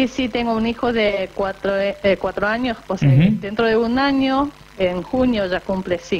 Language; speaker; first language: Spanish; non-native, fluent; Japanese